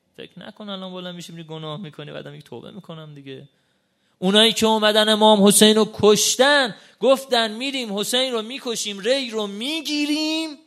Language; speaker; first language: Persian; native; Persian